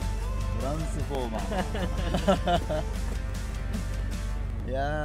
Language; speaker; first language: Japanese; native; Japanese